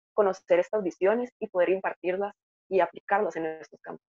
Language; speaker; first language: Spanish; native; Spanish